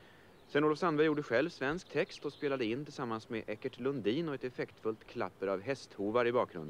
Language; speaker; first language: Swedish; native; Swedish